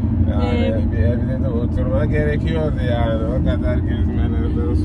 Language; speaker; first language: Turkish; non-native, fluent; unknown